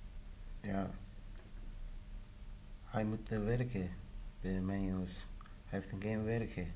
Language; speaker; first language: Dutch; non-native, learner; Turkish